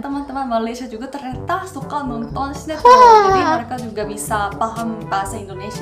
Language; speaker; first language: Indonesian; non-native, fluent; Korean